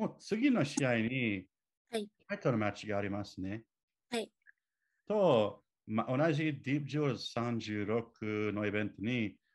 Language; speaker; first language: Japanese; non-native, learner; English